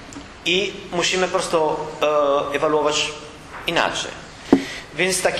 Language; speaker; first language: Polish; non-native, learner; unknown